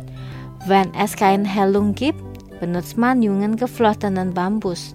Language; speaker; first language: German; non-native, fluent; Indonesian